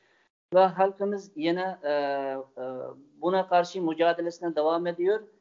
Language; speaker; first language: Turkish; non-native, fluent; Uyghur